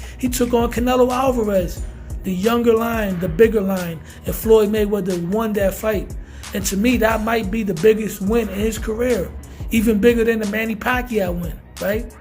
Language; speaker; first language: English; native; English